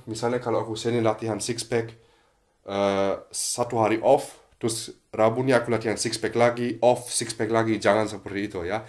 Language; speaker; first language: Indonesian; non-native, fluent; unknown